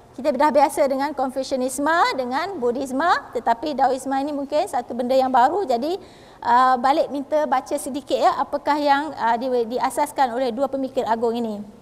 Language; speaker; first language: Malay; native; Malay